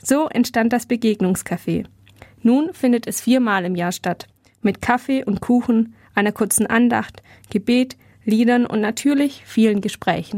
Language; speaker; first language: German; native; German